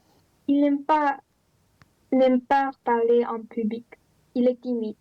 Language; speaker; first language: French; non-native, learner; Romanian